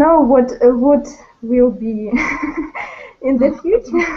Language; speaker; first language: English; non-native, learner; Russian